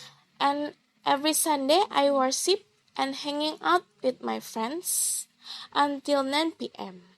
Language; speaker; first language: English; non-native, learner; Indonesian